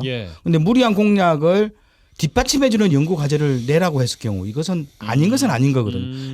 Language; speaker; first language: Korean; native; Korean